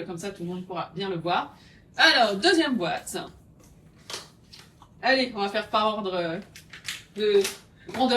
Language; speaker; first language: French; native; French